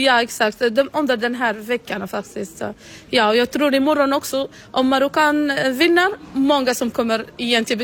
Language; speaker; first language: Swedish; non-native, learner; Arabic